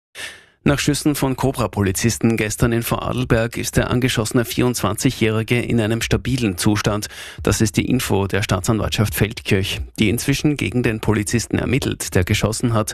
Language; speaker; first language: German; native; German